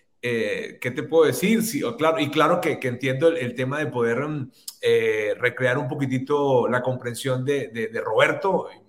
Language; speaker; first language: Spanish; native; Spanish